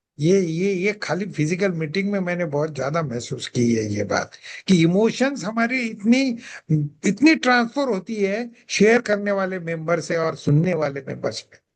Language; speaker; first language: Hindi; non-native, local second language; Marathi